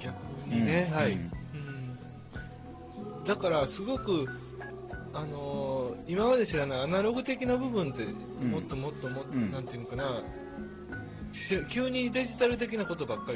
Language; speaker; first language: Japanese; native; Japanese